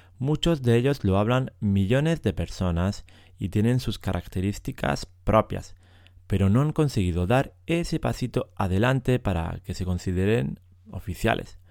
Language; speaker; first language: Spanish; native; Spanish